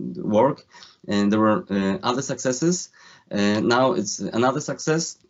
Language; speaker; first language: English; non-native, fluent; Polish